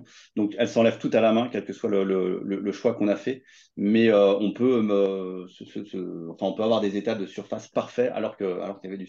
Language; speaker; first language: French; native; French